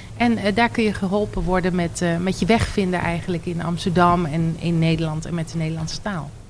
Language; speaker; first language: Dutch; native; Dutch